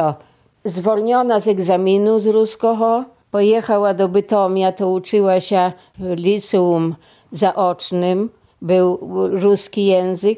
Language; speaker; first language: Polish; non-native, local second language; Russian